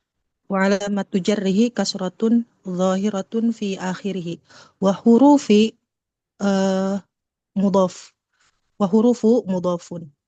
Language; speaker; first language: Arabic; non-native, learner; Indonesian